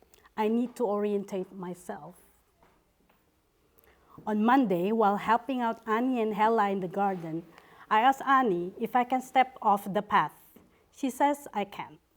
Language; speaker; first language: English; non-native, fluent; Indonesian